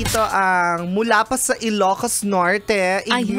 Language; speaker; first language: Filipino; native; Filipino